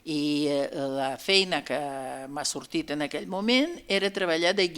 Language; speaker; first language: Catalan; non-native, fluent; Russian